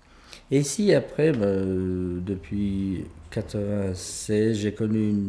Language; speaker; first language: French; non-native, fluent; Albanian